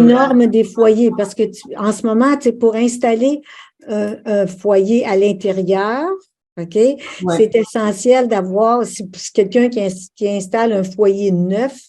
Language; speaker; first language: French; native; French